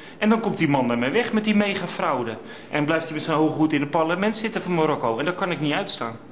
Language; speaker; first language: Dutch; native; Dutch